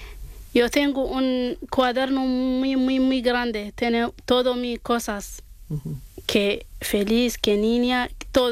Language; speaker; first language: Spanish; non-native, learner; Arabic